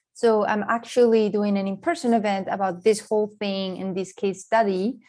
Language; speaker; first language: English; non-native, fluent; Spanish